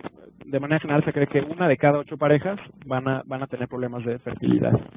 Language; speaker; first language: Spanish; native; Spanish